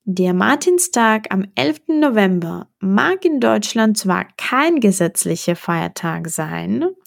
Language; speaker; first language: German; non-native, fluent; Czech